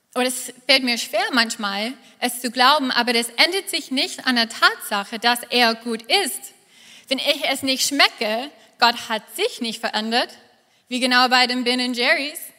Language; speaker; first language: German; non-native, fluent; English